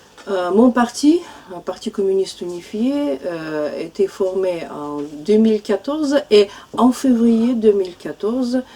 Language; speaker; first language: French; non-native, fluent; Russian